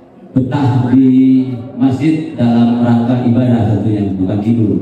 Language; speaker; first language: Indonesian; native; Indonesian